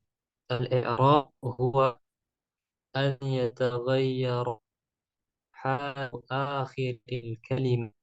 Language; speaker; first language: Arabic; non-native, fluent; Indonesian